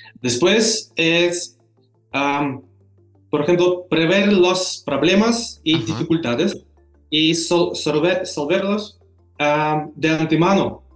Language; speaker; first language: Spanish; non-native, learner; Russian